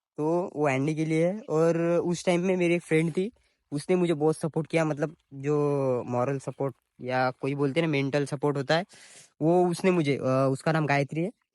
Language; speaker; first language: Hindi; non-native, local second language; Marathi